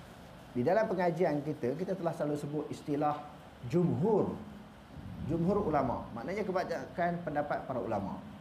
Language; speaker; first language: Malay; native; Malay